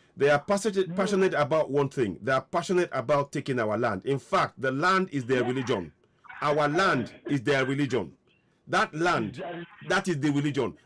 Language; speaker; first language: English; non-native, local second language; Yoruba